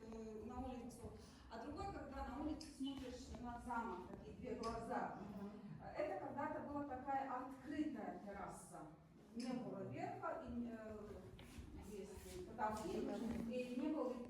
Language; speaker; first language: Russian; non-native, local second language; Latvian